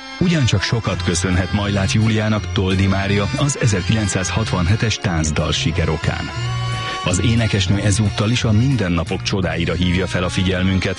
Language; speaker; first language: Hungarian; native; Hungarian